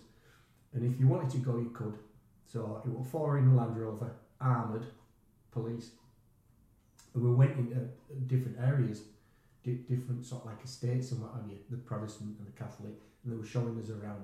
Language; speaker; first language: English; native; English